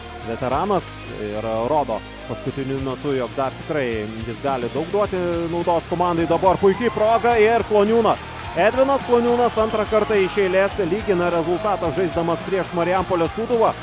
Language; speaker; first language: Lithuanian; native; Lithuanian